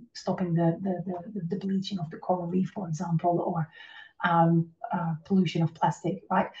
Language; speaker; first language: English; non-native, fluent; Dutch